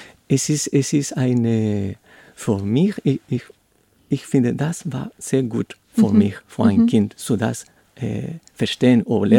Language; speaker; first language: German; non-native, learner; Spanish